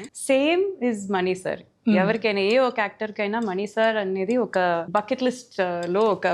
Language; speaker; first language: Telugu; non-native, fluent; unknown